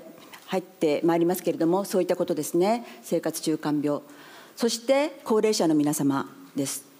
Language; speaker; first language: Japanese; native; Japanese